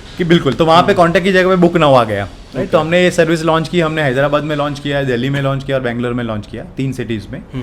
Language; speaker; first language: Hindi; non-native, local second language; Gujarati